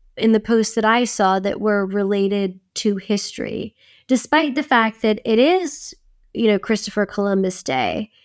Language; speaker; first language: English; native; English